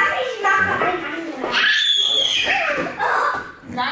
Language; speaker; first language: German; early bilingual, other home language; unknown